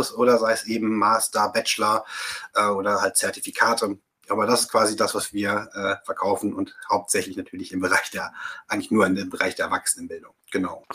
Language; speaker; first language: German; native; German